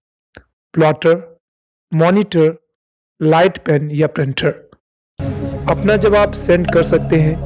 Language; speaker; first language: Hindi; native; Hindi